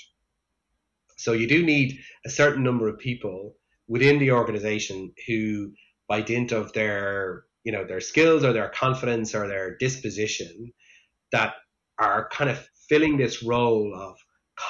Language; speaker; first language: English; native; English